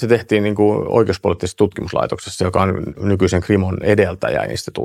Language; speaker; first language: Finnish; native; Finnish